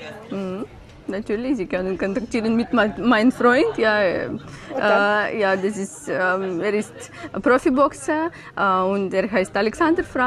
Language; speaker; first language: German; non-native, learner; Ukrainian